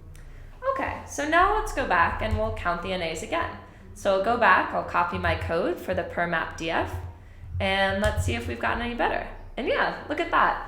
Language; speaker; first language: English; native; English